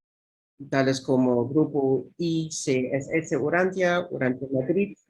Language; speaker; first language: Spanish; non-native, fluent; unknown